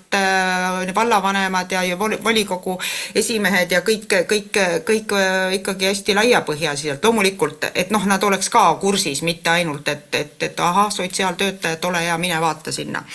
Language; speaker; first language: Estonian; native; Estonian